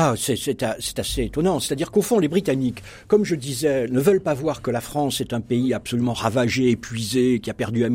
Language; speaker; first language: French; native; French